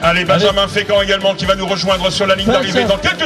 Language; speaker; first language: French; native; French